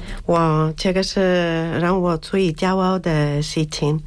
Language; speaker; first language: Chinese; non-native, learner; Spanish